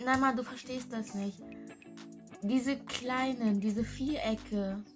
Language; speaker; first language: German; early bilingual, other home language; Filipino